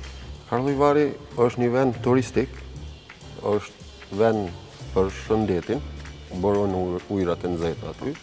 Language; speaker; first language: Albanian; early bilingual, heritage; Albanian